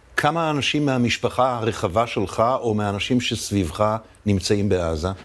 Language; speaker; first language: Hebrew; native; Hebrew